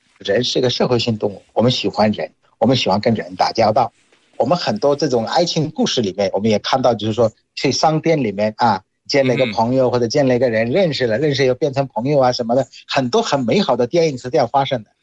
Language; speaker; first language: Chinese; non-native, fluent; Bangla